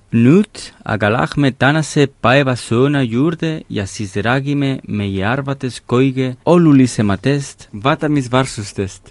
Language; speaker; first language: Estonian; non-native, fluent; Catalan